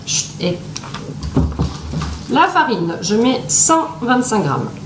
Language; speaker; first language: French; native; French